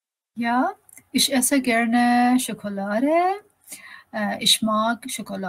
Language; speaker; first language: German; non-native, learner; Persian